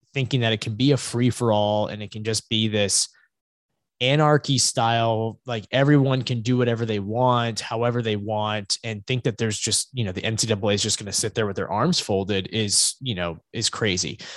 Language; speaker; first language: English; native; English